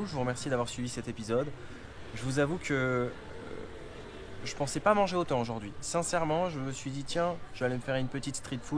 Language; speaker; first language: French; native; French